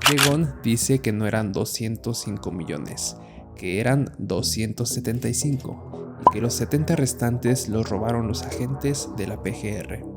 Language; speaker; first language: Spanish; native; Spanish